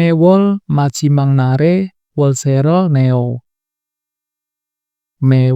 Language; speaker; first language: Korean; non-native, fluent; Indonesian